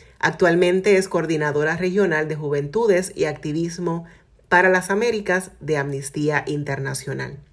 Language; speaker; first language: Spanish; native; Spanish